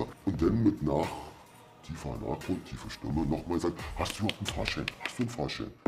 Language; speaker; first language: German; native; German